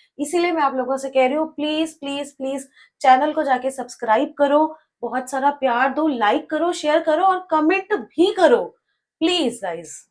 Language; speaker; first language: Hindi; native; Hindi